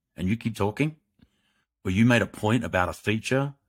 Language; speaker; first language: English; native; English